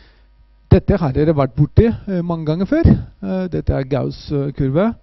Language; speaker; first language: Norwegian; non-native, fluent; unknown